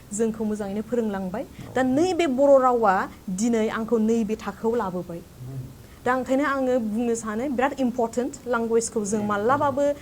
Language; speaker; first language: Bodo; non-native, local second language; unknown